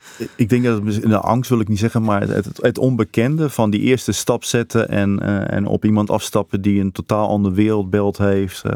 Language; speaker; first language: Dutch; native; Dutch